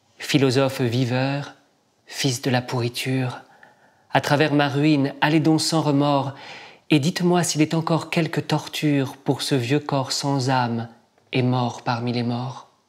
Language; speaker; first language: French; native; French